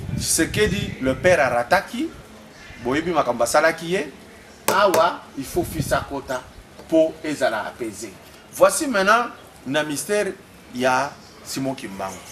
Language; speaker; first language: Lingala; non-native, local second language; Swahili